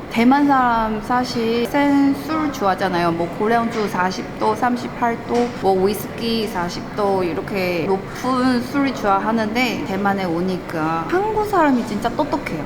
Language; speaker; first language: Korean; non-native, fluent; Chinese